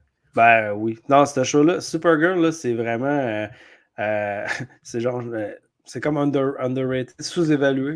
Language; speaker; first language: French; native; French